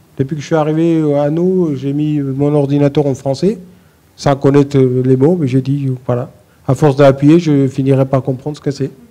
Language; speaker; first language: French; non-native, fluent; Armenian